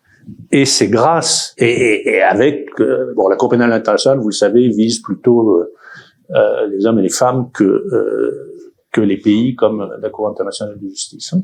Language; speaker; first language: French; native; French